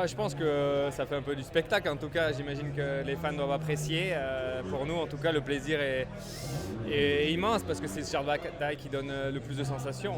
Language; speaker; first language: French; native; French